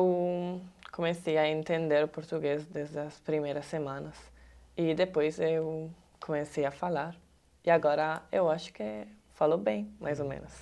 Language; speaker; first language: Portuguese; non-native, learner; Italian